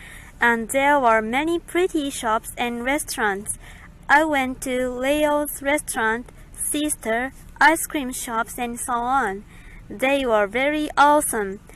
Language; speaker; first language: English; non-native, learner; Japanese